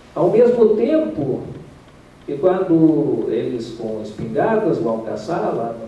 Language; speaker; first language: Portuguese; non-native, fluent; Russian